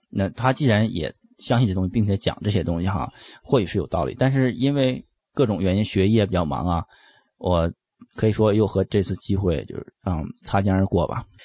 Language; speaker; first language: Chinese; native; Chinese